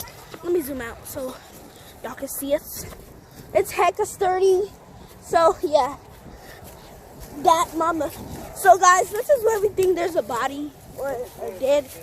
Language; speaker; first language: English; native; English